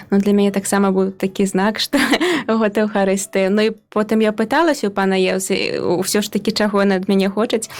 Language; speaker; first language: Belarusian; native; Belarusian